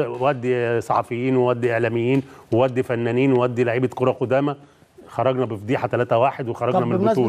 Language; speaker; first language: Arabic; native; Arabic